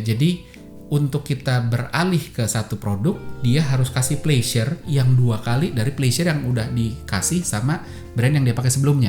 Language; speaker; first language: Indonesian; native; Indonesian